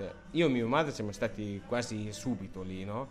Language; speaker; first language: Italian; non-native, fluent; German